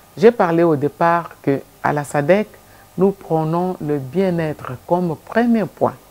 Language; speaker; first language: French; non-native, local second language; Lingala